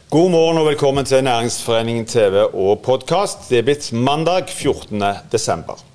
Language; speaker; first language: Norwegian; native; Norwegian